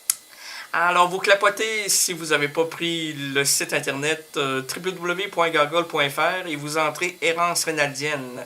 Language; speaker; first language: French; native; French